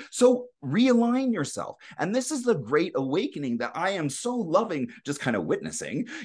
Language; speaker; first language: English; native; English